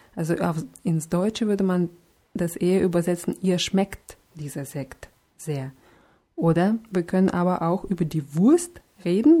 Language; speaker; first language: German; non-native, fluent; Russian